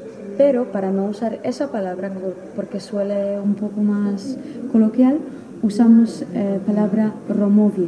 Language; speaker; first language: Spanish; non-native, fluent; Polish